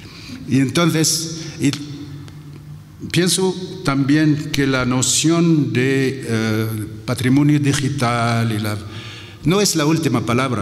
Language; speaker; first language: Spanish; non-native, fluent; Arabic